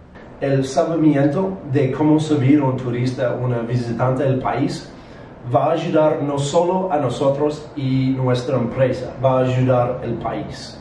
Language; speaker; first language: Spanish; non-native, learner; English